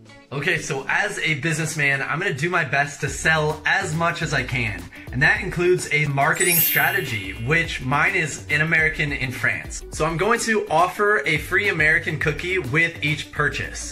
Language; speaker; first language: English; native; English